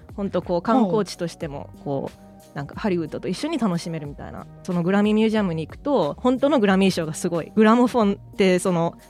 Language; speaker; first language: Japanese; early bilingual, heritage; English